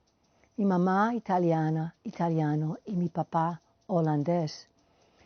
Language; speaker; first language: Spanish; non-native, fluent; English